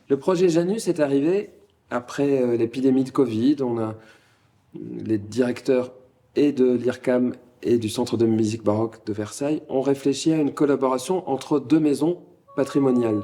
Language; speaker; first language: French; native; French